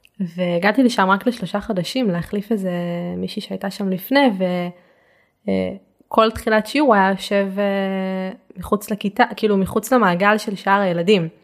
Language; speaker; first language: Hebrew; native; Hebrew